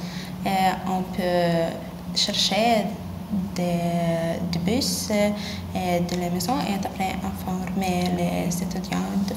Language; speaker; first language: French; non-native, learner; Lithuanian